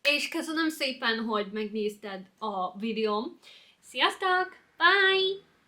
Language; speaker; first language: Hungarian; non-native, learner; English